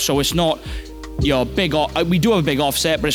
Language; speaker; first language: English; native; English